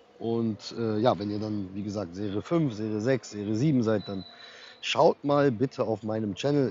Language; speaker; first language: German; native; German